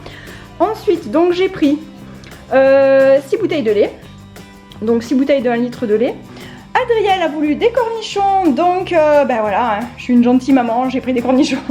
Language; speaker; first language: French; native; French